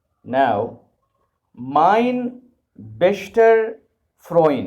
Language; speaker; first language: German; non-native, learner; Urdu